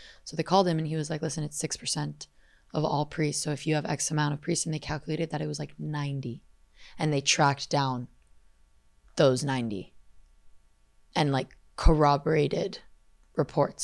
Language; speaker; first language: English; native; English